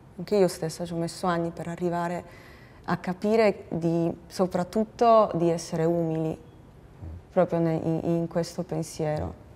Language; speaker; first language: Italian; non-native, fluent; Polish